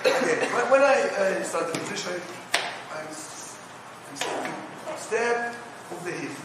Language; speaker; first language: English; non-native, learner; Portuguese